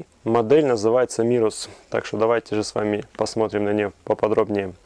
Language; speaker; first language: Russian; native; Russian